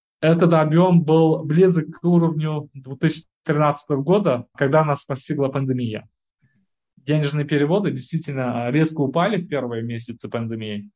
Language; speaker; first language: Russian; non-native, local second language; Uzbek